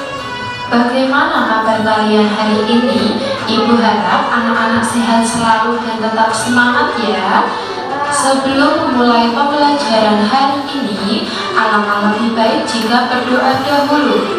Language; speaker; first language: Indonesian; native; Indonesian